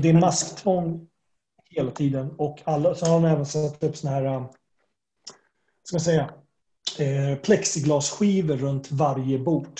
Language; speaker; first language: Swedish; native; Swedish